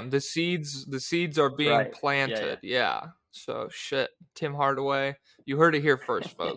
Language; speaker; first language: English; native; English